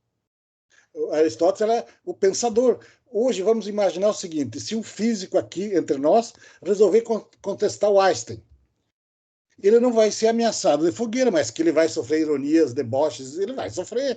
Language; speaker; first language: Portuguese; native; Portuguese